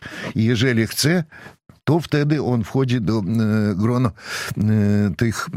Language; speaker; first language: Polish; non-native, fluent; Russian